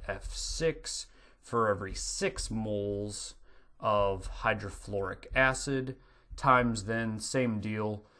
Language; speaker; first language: English; native; English